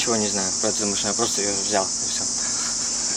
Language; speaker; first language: Russian; early bilingual, heritage; Russian